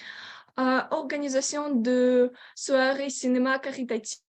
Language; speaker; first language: French; non-native, learner; Ukrainian